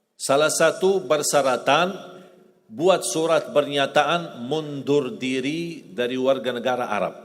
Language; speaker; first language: Malay; non-native, fluent; Arabic